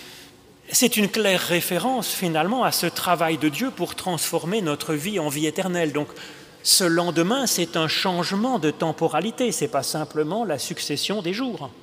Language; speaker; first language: French; native; French